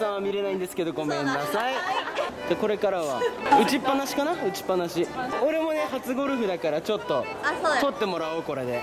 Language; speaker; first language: Japanese; native; Japanese